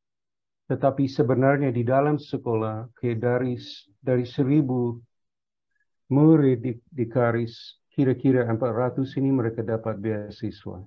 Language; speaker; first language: Indonesian; non-native, fluent; English